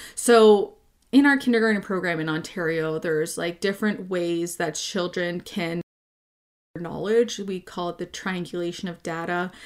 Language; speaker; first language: English; native; English